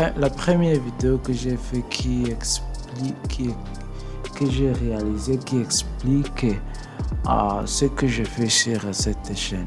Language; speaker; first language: French; non-native, learner; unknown